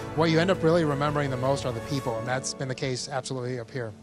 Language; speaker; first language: English; early bilingual, other home language; Spanish